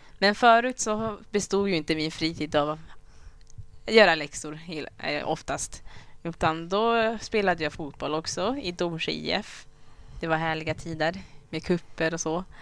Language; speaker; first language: Swedish; early bilingual, other home language; Kinyarwanda